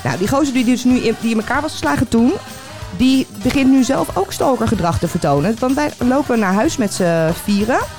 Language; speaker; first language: Dutch; native; Dutch